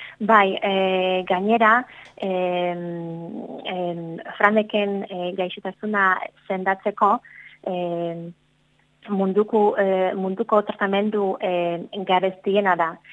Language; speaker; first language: Basque; non-native, learner; Polish